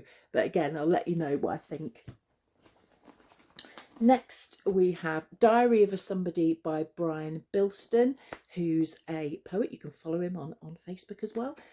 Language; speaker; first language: English; native; English